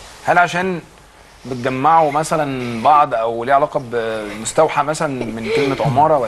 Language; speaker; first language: Arabic; native; Arabic